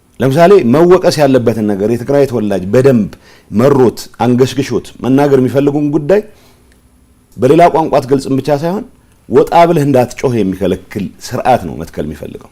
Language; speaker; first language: Amharic; non-native, local second language; Tigrinya